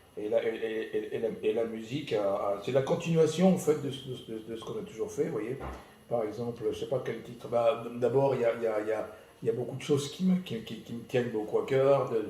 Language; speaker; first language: French; early bilingual, other home language; Malagasy